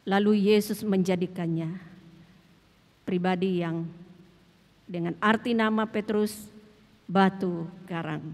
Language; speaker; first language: Indonesian; native; Indonesian